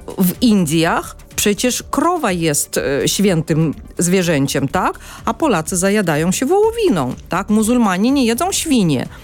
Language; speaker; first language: Polish; non-native, fluent; Russian